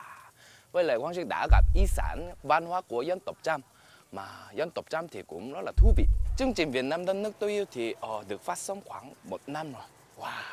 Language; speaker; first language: Vietnamese; non-native, fluent; Korean